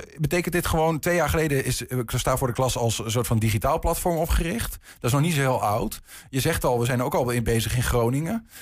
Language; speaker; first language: Dutch; native; Dutch